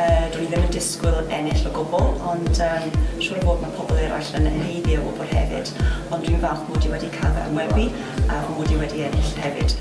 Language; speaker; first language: Welsh; non-native, fluent; English